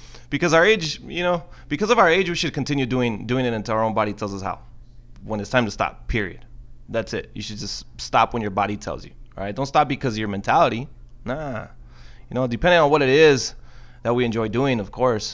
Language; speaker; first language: English; early bilingual, other home language; Spanish